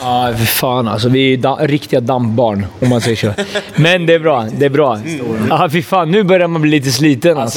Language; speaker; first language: Swedish; native; Swedish